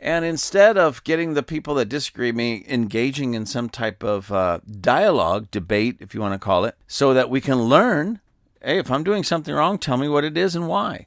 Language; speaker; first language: English; native; English